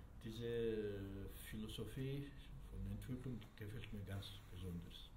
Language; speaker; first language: German; non-native, fluent; Georgian